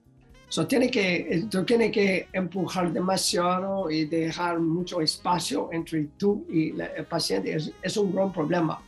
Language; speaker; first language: Spanish; non-native, learner; English